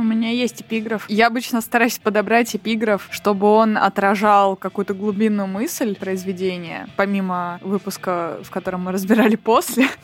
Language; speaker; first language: Russian; native; Russian